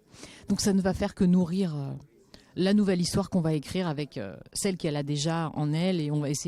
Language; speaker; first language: French; native; French